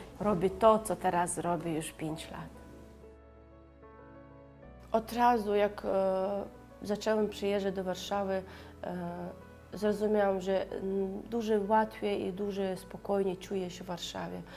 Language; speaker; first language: Polish; non-native, fluent; Chechen